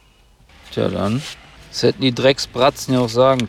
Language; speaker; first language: German; native; German